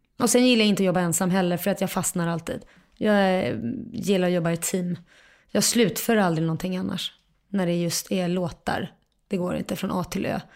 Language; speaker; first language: Swedish; native; Swedish